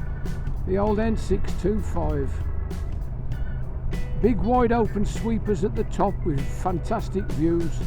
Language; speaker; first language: English; native; English